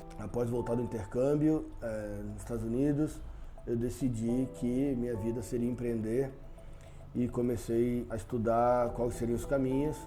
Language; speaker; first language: Portuguese; native; Portuguese